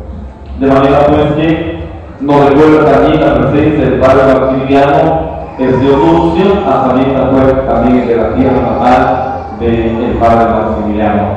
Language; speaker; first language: Spanish; native; Spanish